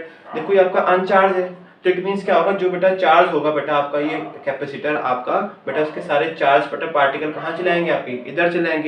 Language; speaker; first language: Hindi; native; Hindi